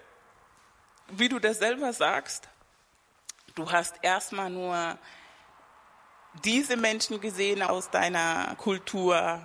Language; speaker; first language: German; non-native, fluent; Spanish